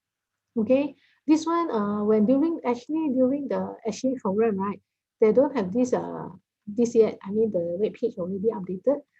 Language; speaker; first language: English; non-native, local second language; Malay